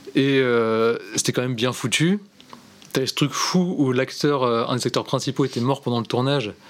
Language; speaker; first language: French; native; French